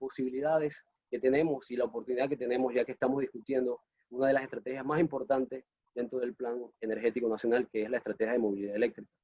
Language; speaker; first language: Spanish; native; Spanish